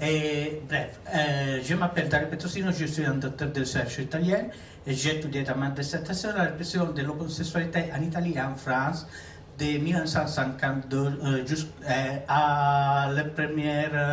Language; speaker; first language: French; non-native, learner; Italian